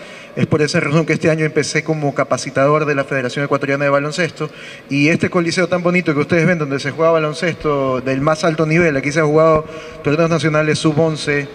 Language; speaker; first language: Spanish; native; Spanish